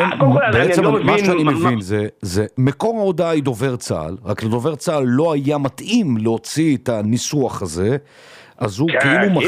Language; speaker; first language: Hebrew; native; Hebrew